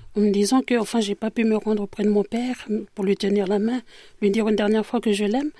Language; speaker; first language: French; native; French